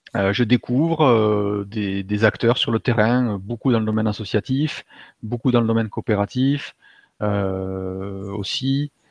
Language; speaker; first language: French; native; French